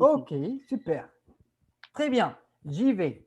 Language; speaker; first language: French; non-native, fluent; Spanish